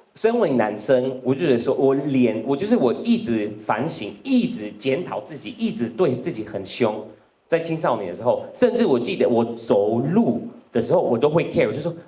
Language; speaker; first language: Chinese; non-native, fluent; English